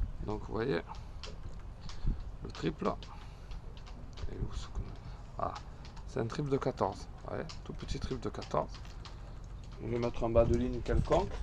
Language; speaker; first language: French; native; French